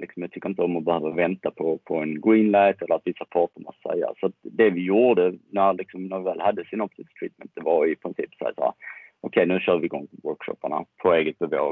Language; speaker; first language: Swedish; native; Swedish